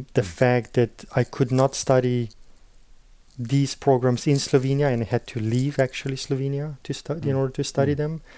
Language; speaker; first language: English; non-native, fluent; Slovenian